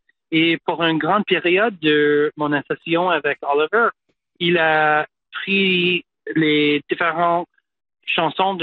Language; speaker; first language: French; non-native, fluent; English